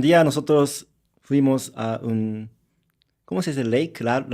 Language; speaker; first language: Spanish; non-native, learner; Japanese